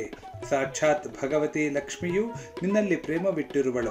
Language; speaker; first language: Kannada; native; Kannada